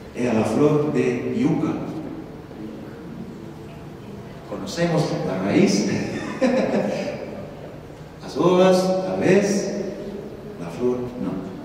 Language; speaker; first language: Spanish; non-native, learner; Portuguese